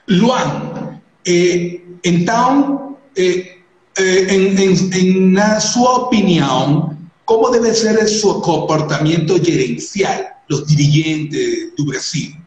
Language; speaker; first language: Portuguese; non-native, learner; Spanish